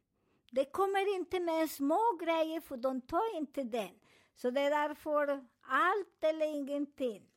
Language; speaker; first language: Swedish; non-native, fluent; Spanish